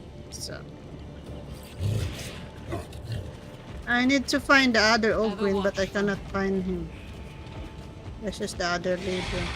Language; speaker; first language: English; non-native, learner; Filipino